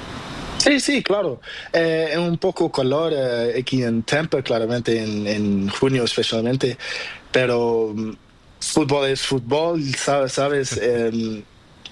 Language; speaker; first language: Spanish; non-native, learner; Portuguese